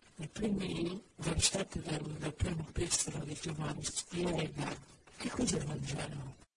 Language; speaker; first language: Italian; non-native, fluent; English